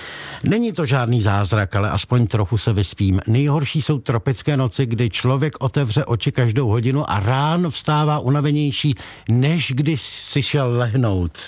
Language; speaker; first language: Czech; native; Czech